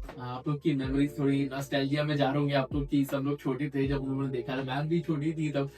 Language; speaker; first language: Hindi; native; Hindi